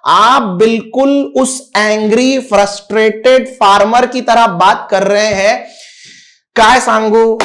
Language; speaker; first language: Hindi; non-native, local second language; Marathi